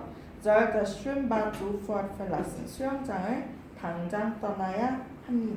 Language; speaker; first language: German; non-native, learner; Korean